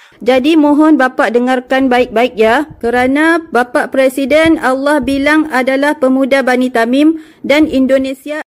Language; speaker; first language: Malay; native; Malay